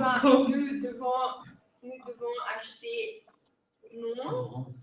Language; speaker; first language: French; non-native, learner; Dutch